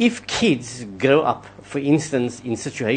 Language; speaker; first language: English; non-native, local second language; Afrikaans